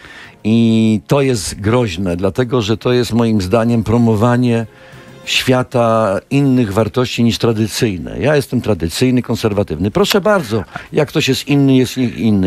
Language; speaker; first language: Polish; native; Polish